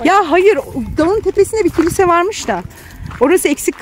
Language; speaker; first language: Turkish; native; Turkish